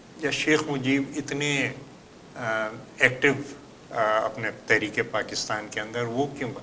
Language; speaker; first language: Urdu; native; Urdu